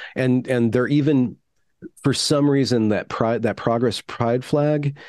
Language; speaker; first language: English; native; English